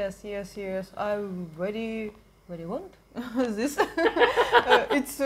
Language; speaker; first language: English; non-native, learner; Russian